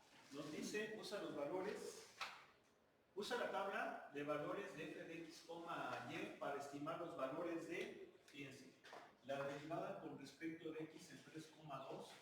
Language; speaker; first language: Spanish; native; Spanish